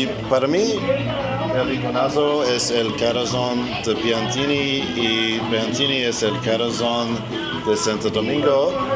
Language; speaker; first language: Spanish; non-native, learner; English